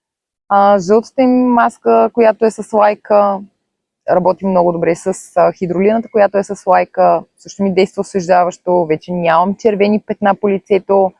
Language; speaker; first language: Bulgarian; native; Bulgarian